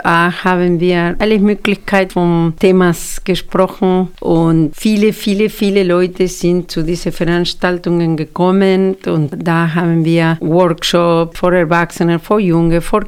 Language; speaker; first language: German; non-native, fluent; Spanish